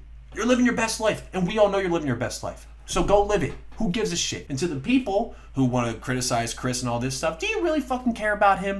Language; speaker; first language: English; native; English